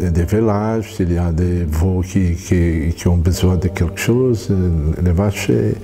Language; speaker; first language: French; non-native, fluent; Portuguese